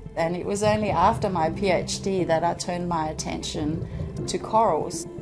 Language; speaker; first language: English; non-native, fluent; Danish